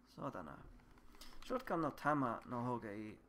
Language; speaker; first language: Japanese; non-native, learner; English